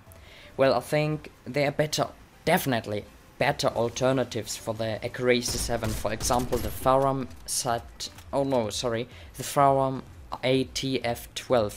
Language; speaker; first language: English; non-native, fluent; Swiss German